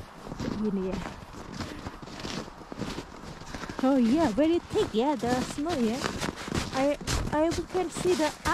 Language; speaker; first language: English; non-native, learner; Indonesian